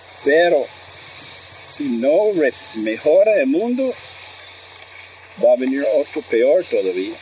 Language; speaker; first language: Spanish; non-native, fluent; English